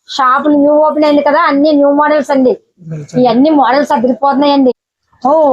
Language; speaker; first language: Telugu; native; Telugu